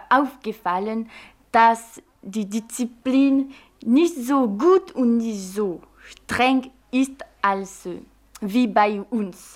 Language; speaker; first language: German; non-native, fluent; French